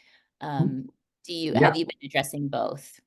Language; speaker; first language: English; native; English